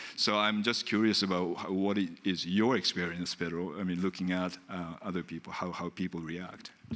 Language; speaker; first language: English; non-native, fluent; Japanese